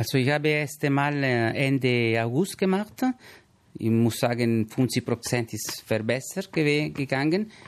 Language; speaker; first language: German; non-native, local second language; Italian